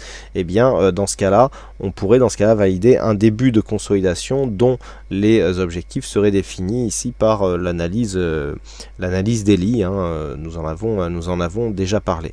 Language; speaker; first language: French; native; French